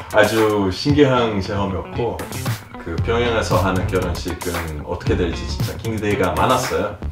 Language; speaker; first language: Korean; non-native, fluent; Portuguese